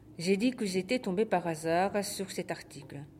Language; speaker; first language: French; non-native, fluent; Japanese